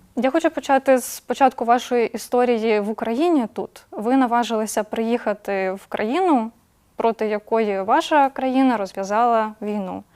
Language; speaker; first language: Ukrainian; native; Ukrainian